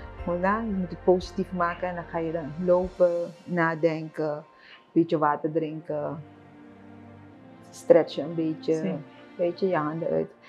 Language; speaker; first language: Dutch; non-native, local second language; Papiamento